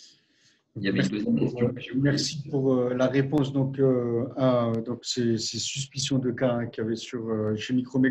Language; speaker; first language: French; native; French